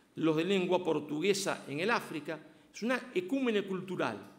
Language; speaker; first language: Spanish; native; Spanish